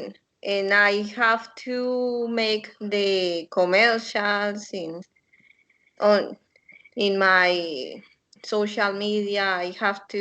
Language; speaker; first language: English; non-native, learner; Spanish